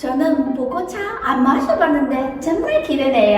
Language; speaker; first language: Korean; non-native, fluent; Chinese